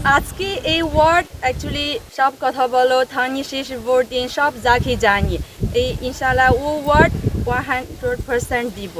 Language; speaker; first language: Bangla; non-native, learner; Chinese